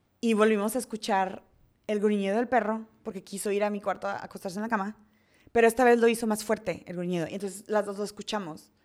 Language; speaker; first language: Spanish; early bilingual, heritage; Spanish